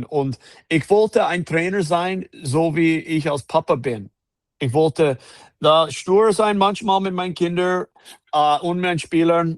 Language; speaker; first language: German; non-native, fluent; English